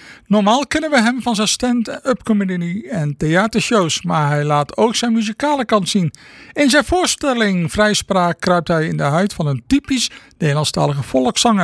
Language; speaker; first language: Dutch; native; Dutch